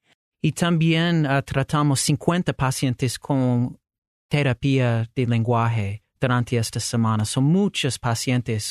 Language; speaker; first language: Spanish; non-native, learner; English